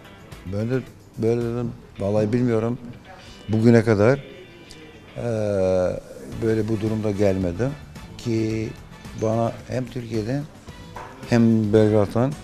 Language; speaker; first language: Turkish; non-native, fluent; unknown